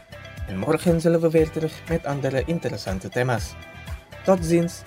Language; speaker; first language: Dutch; non-native, fluent; Indonesian